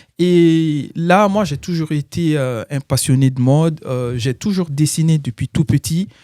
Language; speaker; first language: French; non-native, local second language; Bambara